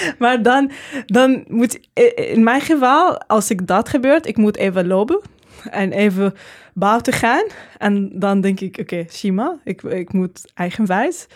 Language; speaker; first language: Dutch; non-native, learner; Arabic